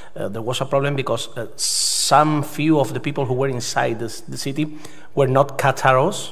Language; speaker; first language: English; non-native, fluent; Spanish